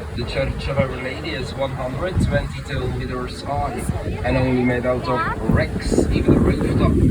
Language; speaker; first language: English; non-native, fluent; Dutch